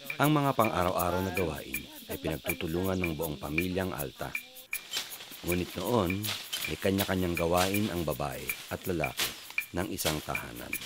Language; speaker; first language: Filipino; native; Filipino